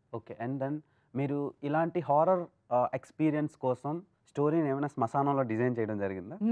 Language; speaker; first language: Telugu; native; Telugu